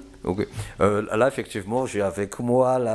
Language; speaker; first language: French; non-native, local second language; Malagasy